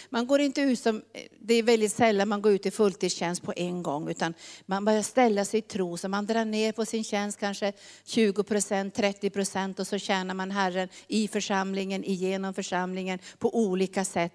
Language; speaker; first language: Swedish; native; Swedish